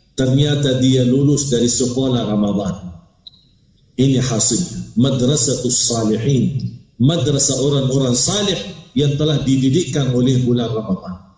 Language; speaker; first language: Malay; non-native, fluent; Arabic